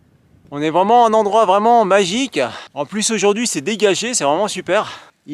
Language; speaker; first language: French; native; French